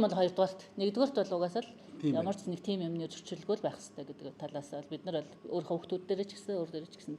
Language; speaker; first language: Mongolian; native; Mongolian